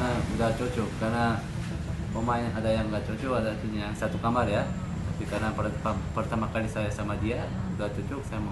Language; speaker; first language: Indonesian; non-native, fluent; Korean